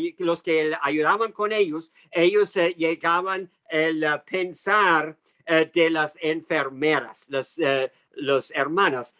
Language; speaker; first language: Spanish; non-native, fluent; English